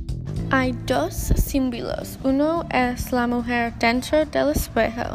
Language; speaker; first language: Spanish; non-native, learner; English